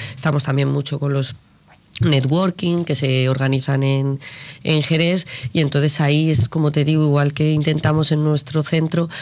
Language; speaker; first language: Spanish; native; Spanish